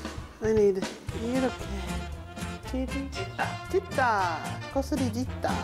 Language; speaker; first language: Korean; non-native, learner; English